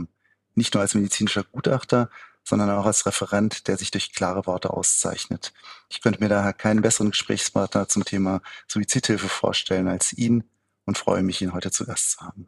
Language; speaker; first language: German; native; German